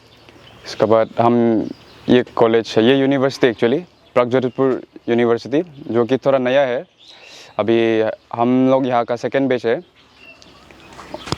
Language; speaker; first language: Hindi; non-native, local second language; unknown